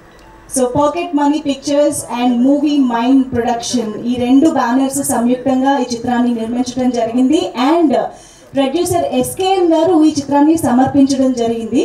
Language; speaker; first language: Telugu; native; Telugu